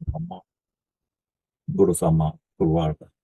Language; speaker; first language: Indonesian; non-native, learner; Japanese